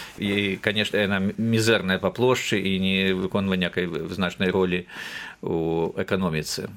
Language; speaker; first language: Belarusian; native; Belarusian